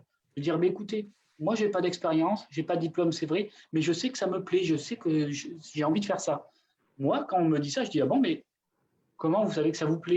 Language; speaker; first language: French; native; French